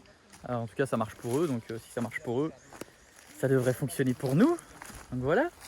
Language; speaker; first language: French; native; French